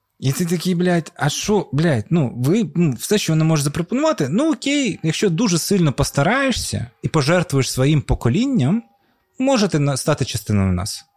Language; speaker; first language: Ukrainian; non-native, local second language; Russian